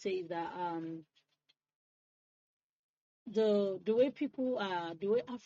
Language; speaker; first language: English; non-native, local second language; Krio